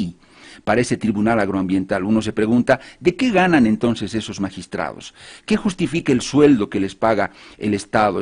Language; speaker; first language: Spanish; native; Spanish